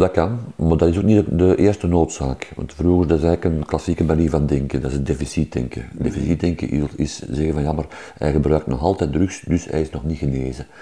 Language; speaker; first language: Dutch; native; Dutch